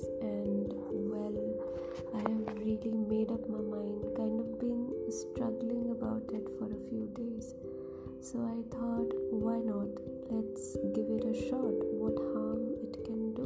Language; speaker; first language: English; non-native, local second language; Hindi